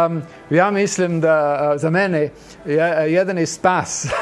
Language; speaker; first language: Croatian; non-native, fluent; English